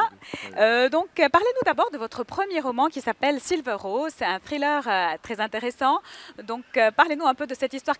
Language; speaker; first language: French; native; French